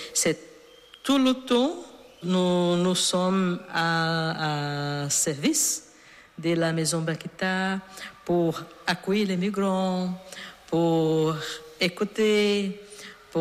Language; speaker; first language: French; non-native, learner; Portuguese